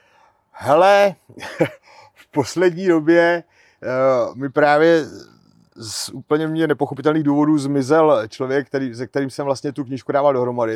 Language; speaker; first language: Czech; native; Czech